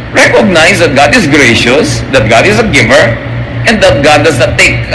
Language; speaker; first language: English; non-native, local second language; Filipino